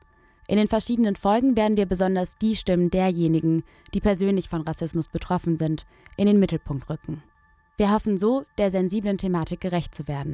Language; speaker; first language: German; native; German